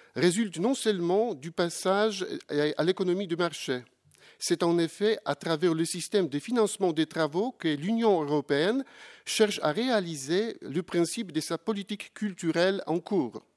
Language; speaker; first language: French; non-native, fluent; Polish